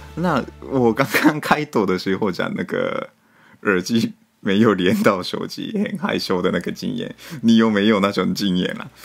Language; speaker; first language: Chinese; non-native, fluent; Japanese